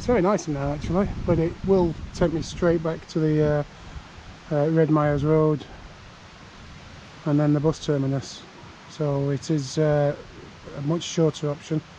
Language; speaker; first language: English; native; English